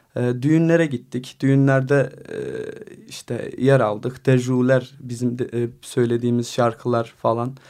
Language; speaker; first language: Turkish; non-native, local second language; Adyghe